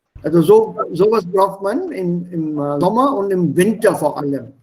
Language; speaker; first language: German; non-native, fluent; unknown